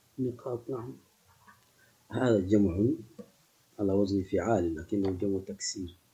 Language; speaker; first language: Arabic; non-native, fluent; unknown